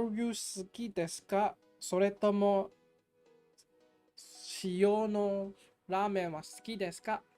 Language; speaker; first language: Japanese; non-native, learner; English